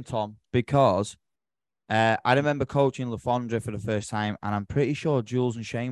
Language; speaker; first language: English; native; English